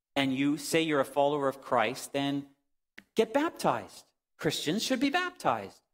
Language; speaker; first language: English; native; English